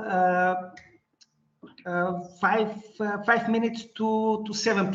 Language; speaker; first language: English; non-native, learner; Bulgarian